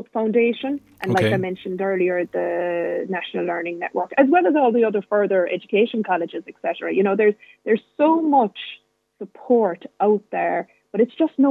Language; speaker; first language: English; native; English